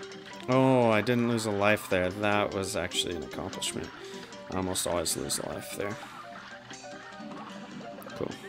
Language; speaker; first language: English; native; English